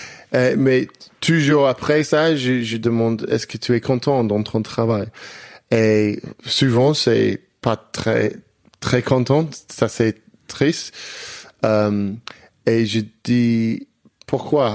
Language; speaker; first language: French; non-native, learner; English